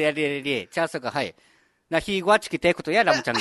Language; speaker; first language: Japanese; native; Japanese